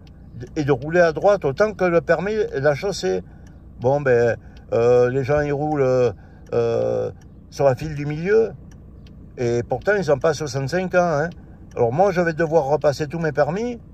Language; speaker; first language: French; native; French